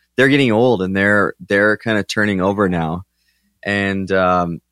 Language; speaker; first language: English; native; English